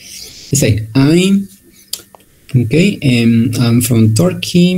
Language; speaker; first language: English; non-native, learner; Spanish